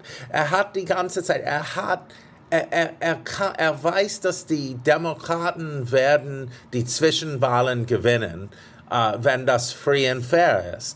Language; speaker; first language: German; non-native, fluent; English